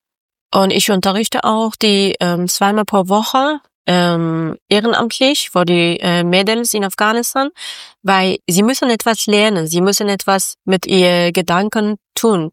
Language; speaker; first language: German; non-native, learner; Persian